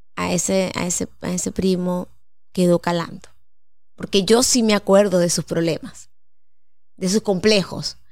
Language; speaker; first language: Spanish; native; Spanish